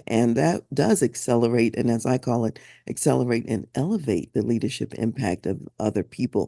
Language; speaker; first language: English; native; English